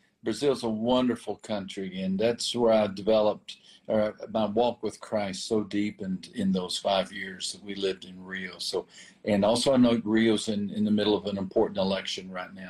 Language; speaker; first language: English; native; English